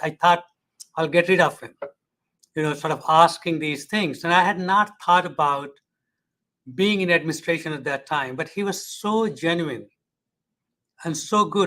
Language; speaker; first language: English; non-native, fluent; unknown